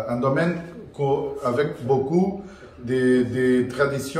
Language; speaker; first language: French; non-native, learner; Portuguese